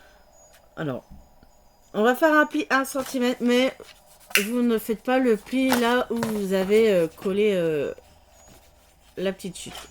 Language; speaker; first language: French; native; French